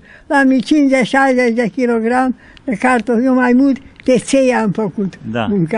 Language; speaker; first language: Romanian; non-native, local second language; Hungarian